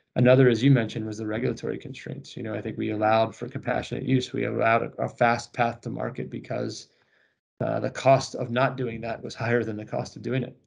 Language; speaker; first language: English; native; English